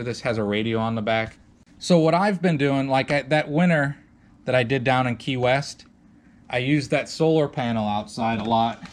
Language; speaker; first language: English; native; English